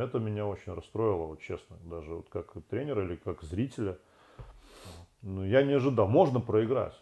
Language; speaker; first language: Russian; native; Russian